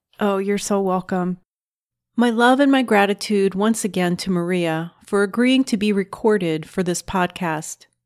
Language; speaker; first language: English; native; English